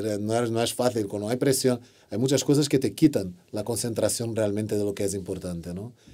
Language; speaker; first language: Spanish; non-native, fluent; Portuguese